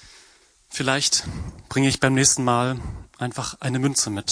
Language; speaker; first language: German; native; German